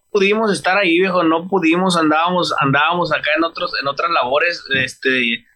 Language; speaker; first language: Spanish; native; Spanish